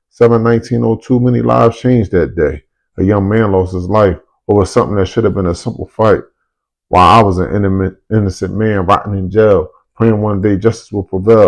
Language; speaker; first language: English; native; English